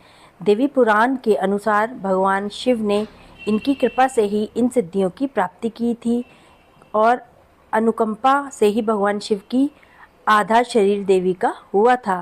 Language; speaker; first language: Hindi; native; Hindi